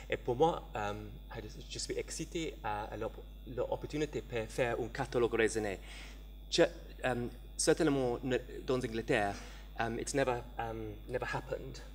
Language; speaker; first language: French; non-native, learner; English